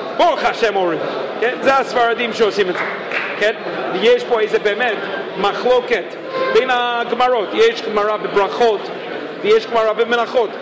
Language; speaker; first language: Hebrew; non-native, fluent; English